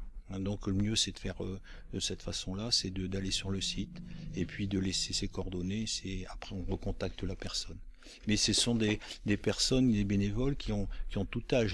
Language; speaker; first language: French; native; French